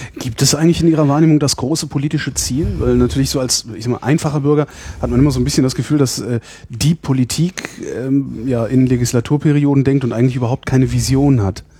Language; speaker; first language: German; native; German